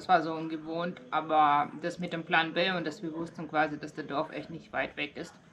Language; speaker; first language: German; non-native, learner; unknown